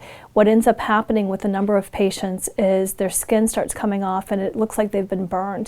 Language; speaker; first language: English; native; English